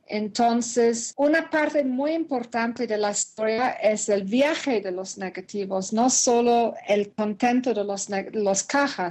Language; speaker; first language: Spanish; non-native, learner; English